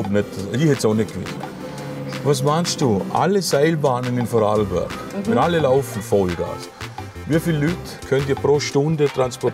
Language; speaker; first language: German; native; German